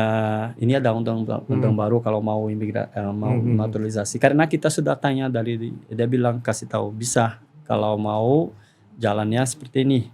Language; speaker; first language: Indonesian; non-native, fluent; Portuguese